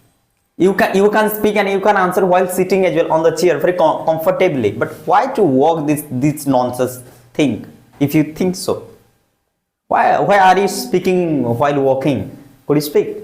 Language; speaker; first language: English; non-native, fluent; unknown